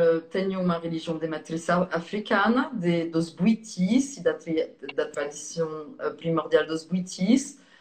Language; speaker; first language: Portuguese; non-native, fluent; French